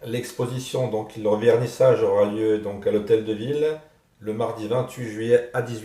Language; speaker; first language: French; native; French